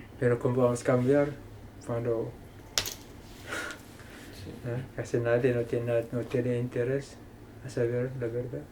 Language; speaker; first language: Spanish; non-native, fluent; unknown